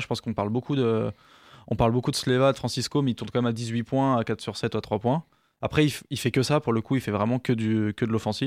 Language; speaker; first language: French; native; French